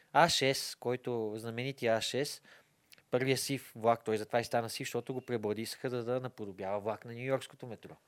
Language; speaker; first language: Bulgarian; native; Bulgarian